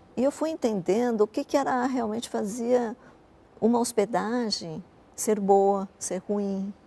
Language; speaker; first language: Portuguese; early bilingual, other home language; Japanese